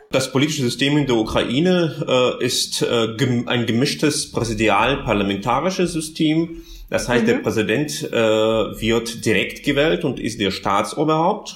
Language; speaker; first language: German; non-native, fluent; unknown